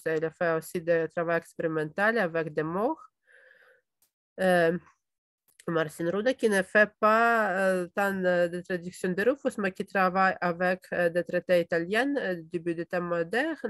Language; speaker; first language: French; non-native, fluent; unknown